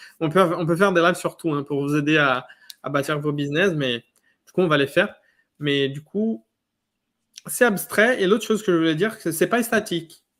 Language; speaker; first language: French; non-native, fluent; Portuguese